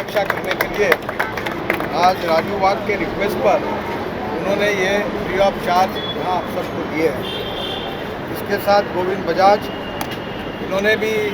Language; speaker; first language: Hindi; non-native, local second language; Marathi